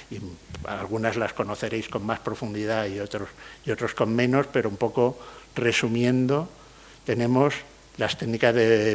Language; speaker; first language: Spanish; native; Spanish